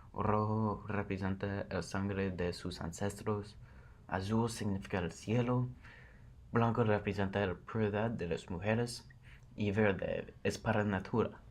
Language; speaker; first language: Spanish; non-native, learner; English